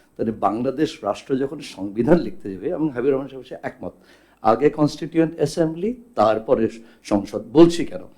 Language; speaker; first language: Bangla; non-native, local second language; Chakma